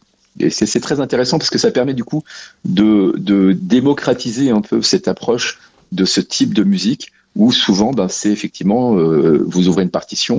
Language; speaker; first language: French; native; French